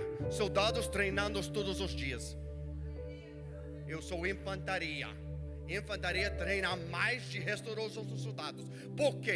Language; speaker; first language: Portuguese; non-native, learner; English